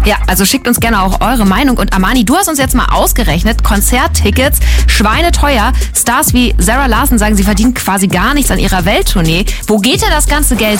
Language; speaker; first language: German; native; German